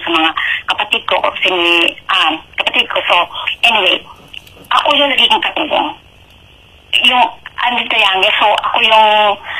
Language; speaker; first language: Filipino; native; Filipino